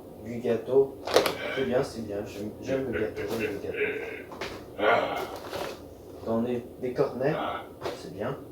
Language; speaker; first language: French; native; French